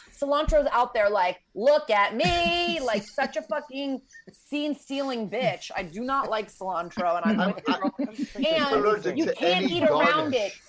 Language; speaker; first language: English; native; English